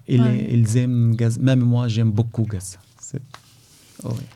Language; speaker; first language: French; non-native, learner; Arabic